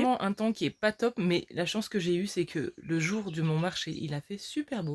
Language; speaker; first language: French; native; French